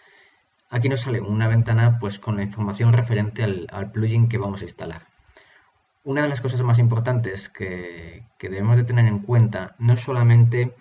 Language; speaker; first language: Spanish; native; Spanish